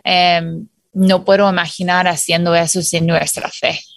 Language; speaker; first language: Spanish; non-native, fluent; English